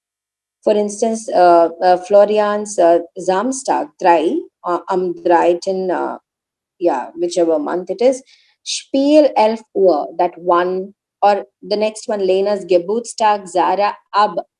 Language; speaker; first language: German; non-native, learner; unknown